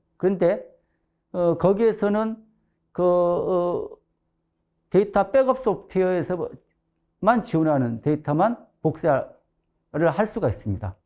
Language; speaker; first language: Korean; native; Korean